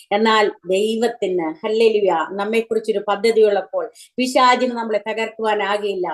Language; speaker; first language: Malayalam; native; Malayalam